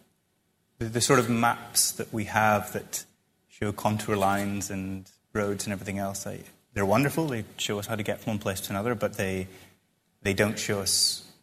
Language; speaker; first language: English; native; English